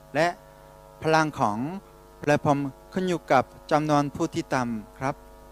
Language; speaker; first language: Thai; non-native, fluent; Korean